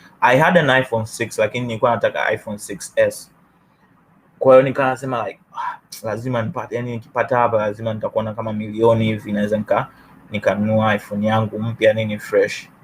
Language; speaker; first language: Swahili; native; Swahili